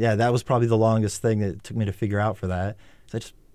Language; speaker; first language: English; native; English